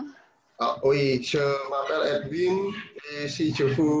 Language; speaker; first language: French; non-native, learner; Indonesian